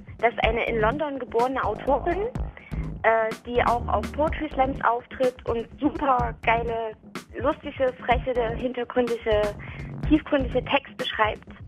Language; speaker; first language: German; non-native, fluent; English